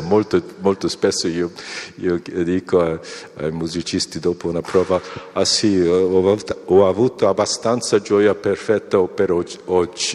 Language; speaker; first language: Italian; non-native, fluent; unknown